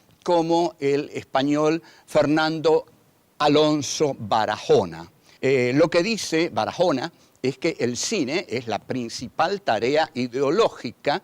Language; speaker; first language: Spanish; native; Spanish